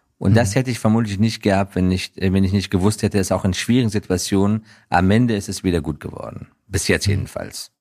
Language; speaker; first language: German; non-native, fluent; Persian